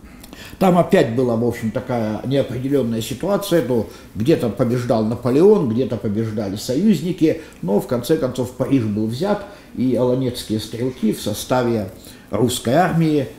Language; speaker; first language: Russian; native; Russian